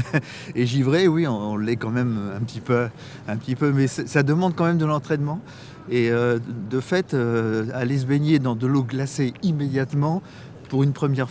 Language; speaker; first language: French; native; French